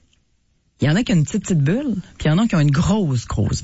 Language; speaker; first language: French; native; French